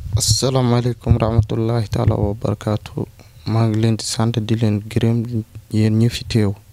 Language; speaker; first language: Wolof; non-native, local second language; Fula